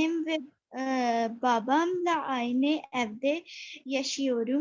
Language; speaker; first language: Turkish; non-native, learner; Urdu